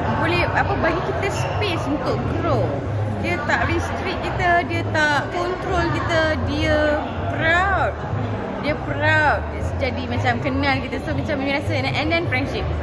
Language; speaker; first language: Malay; native; Malay